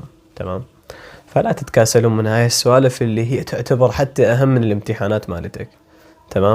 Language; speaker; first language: Arabic; native; Arabic